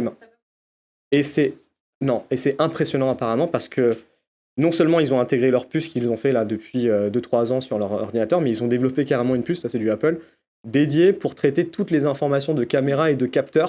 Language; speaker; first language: French; native; French